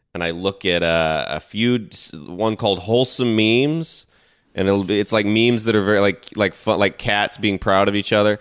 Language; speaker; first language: English; native; English